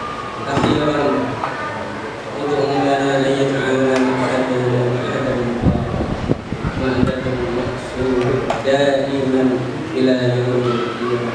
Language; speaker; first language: Arabic; non-native, learner; Indonesian